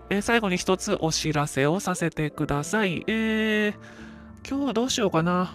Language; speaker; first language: Japanese; native; Japanese